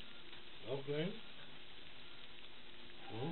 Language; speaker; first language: German; non-native, fluent; Italian